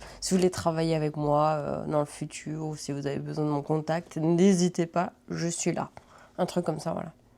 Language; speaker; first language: French; native; French